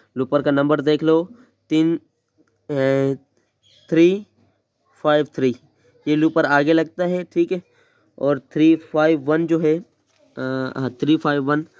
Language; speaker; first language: Urdu; non-native, local second language; Sindhi